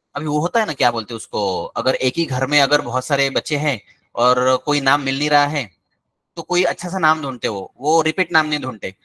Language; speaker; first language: Hindi; non-native, local second language; Marathi